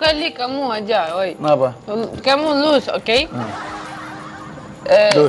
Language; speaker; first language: Indonesian; non-native, learner; Russian